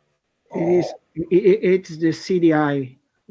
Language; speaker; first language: English; non-native, fluent; Portuguese